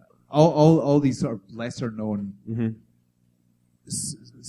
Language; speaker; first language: English; native; English